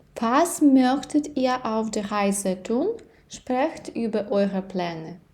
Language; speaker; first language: German; non-native, fluent; Ukrainian